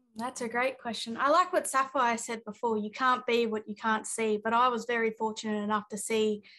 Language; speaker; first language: English; native; English